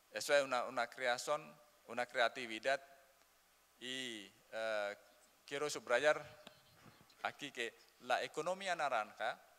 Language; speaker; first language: Spanish; non-native, learner; Indonesian